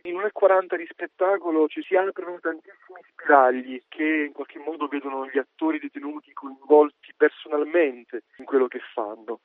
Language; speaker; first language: Italian; native; Italian